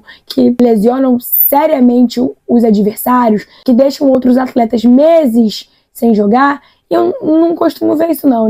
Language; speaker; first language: Portuguese; native; Portuguese